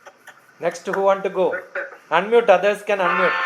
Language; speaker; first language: English; non-native, local second language; Malayalam